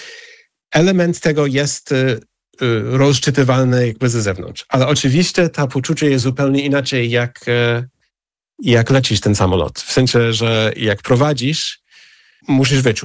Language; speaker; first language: Polish; non-native, fluent; English